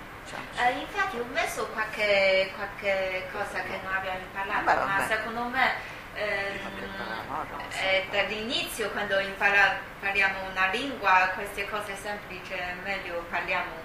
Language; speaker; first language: Italian; non-native, fluent; Chinese